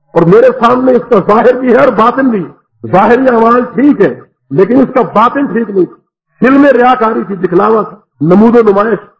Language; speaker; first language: Urdu; native; Urdu